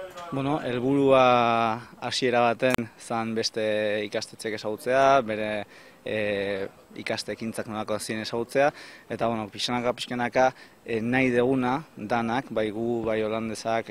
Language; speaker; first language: Basque; native; Basque